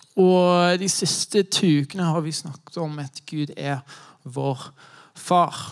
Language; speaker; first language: Norwegian; non-native, fluent; English